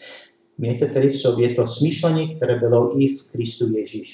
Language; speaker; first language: Czech; non-native, learner; English